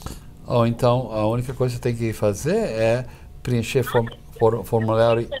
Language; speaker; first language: Portuguese; non-native, fluent; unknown